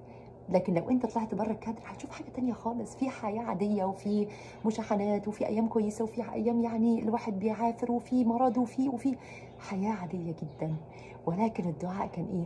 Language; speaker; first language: Arabic; native; Arabic